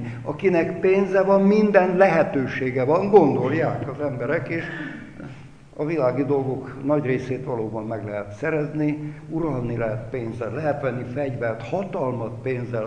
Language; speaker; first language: Hungarian; native; Hungarian